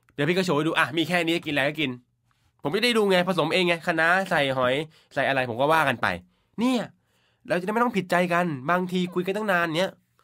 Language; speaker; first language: Thai; native; Thai